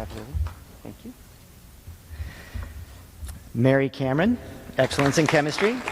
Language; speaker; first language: English; native; English